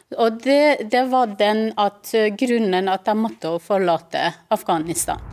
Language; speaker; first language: Norwegian; non-native, fluent; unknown